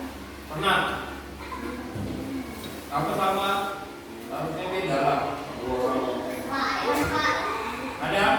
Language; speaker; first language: Indonesian; native; Indonesian